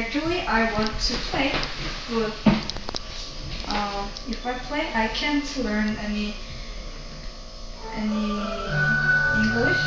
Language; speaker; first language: English; non-native, learner; Korean